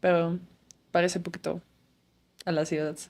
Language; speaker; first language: Spanish; non-native, fluent; Dutch